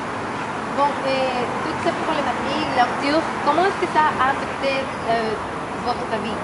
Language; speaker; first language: French; non-native, learner; Spanish